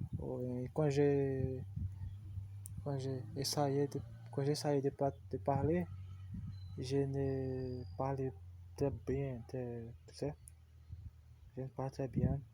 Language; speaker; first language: French; non-native, learner; Portuguese